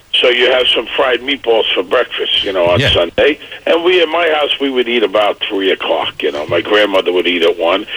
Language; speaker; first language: English; native; English